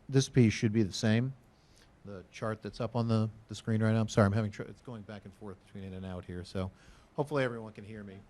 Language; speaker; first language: English; native; English